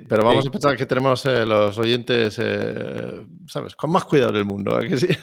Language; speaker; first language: Spanish; non-native, fluent; Danish